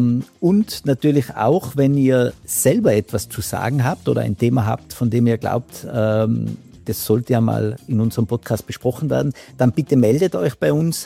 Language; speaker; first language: German; native; German